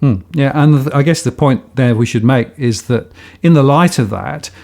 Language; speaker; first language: English; native; English